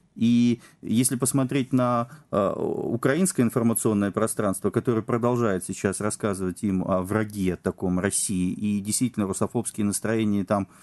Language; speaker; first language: Russian; native; Russian